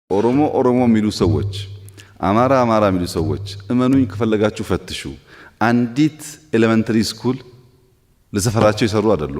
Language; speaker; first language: Amharic; non-native, local second language; Oromo